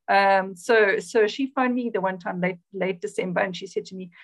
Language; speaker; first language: English; native; English